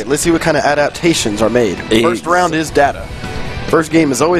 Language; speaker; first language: English; native; English